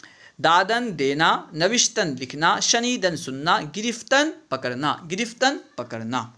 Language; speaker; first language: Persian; non-native, fluent; Urdu